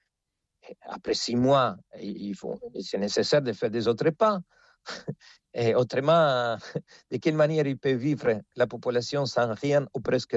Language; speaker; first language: French; non-native, fluent; Spanish